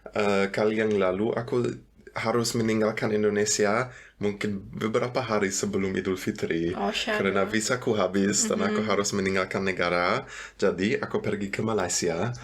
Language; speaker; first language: Indonesian; non-native, fluent; German